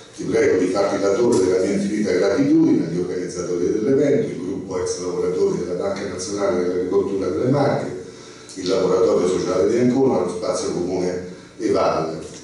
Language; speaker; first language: Italian; native; Italian